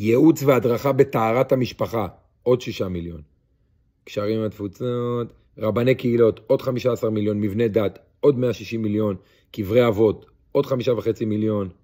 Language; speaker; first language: Hebrew; native; Hebrew